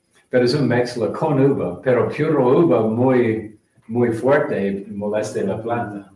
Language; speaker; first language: Spanish; non-native, learner; English